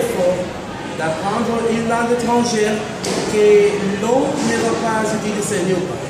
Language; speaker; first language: French; non-native, learner; Spanish